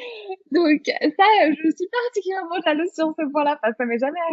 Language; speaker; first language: French; native; French